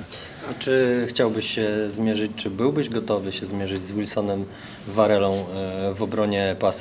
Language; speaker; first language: Polish; native; Polish